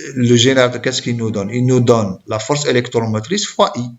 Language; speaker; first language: French; non-native, local second language; Arabic